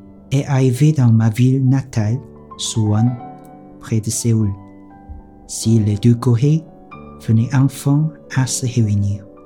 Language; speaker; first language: French; non-native, fluent; Korean